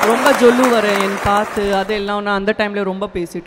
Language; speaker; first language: Tamil; non-native, learner; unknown